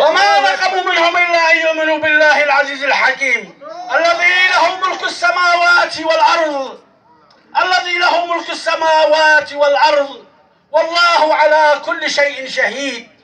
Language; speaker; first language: Arabic; non-native, fluent; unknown